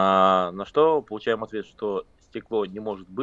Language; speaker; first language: Russian; native; Russian